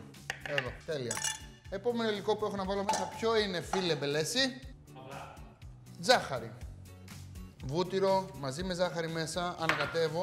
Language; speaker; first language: Greek; native; Greek